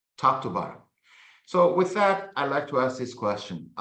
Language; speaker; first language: English; non-native, fluent; Persian